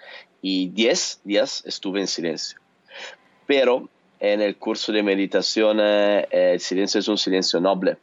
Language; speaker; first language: Spanish; non-native, learner; Italian